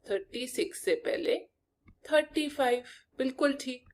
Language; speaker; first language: Hindi; non-native, local second language; Punjabi